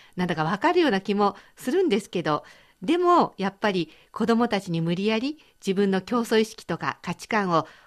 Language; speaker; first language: Japanese; native; Japanese